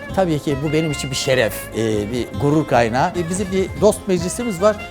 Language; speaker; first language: Turkish; native; Turkish